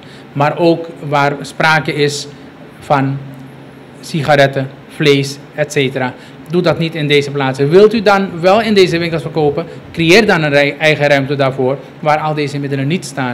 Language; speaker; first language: Dutch; native; Dutch